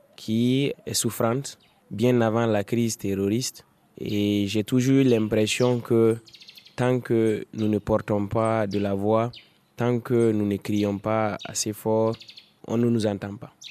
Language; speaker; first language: French; non-native, local second language; Fula